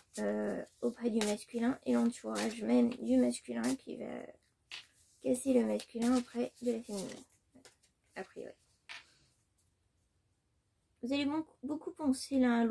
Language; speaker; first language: French; native; French